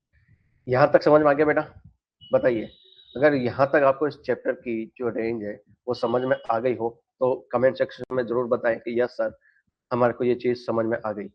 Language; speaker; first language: Hindi; native; Hindi